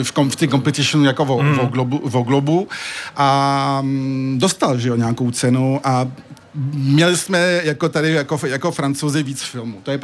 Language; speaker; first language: Czech; early bilingual, heritage; French